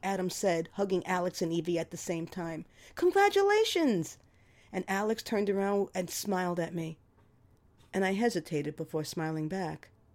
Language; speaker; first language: English; native; English